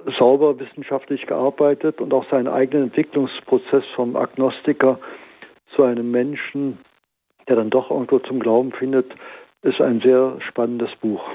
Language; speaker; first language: German; native; German